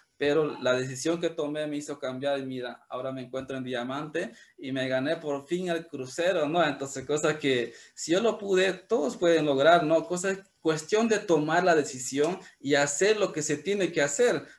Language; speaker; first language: Spanish; native; Spanish